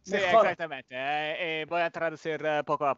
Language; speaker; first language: Spanish; non-native, fluent; English